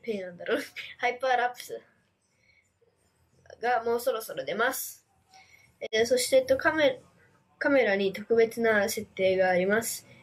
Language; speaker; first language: Japanese; early bilingual, heritage; Japanese